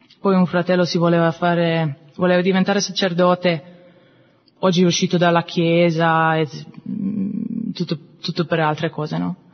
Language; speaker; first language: Italian; non-native, fluent; German